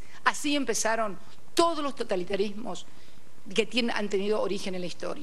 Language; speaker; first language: Spanish; native; Spanish